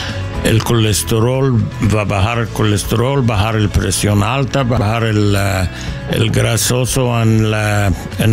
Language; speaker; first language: Spanish; non-native, learner; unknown